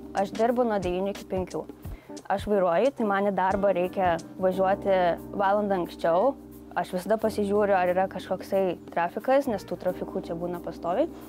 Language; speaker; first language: Lithuanian; native; Lithuanian